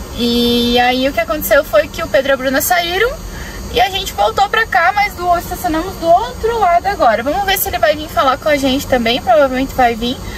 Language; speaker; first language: Portuguese; native; Portuguese